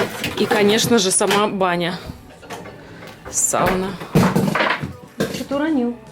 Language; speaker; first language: Russian; native; Russian